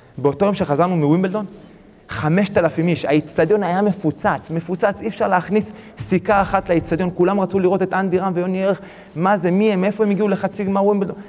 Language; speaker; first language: Hebrew; early bilingual, other home language; Spanish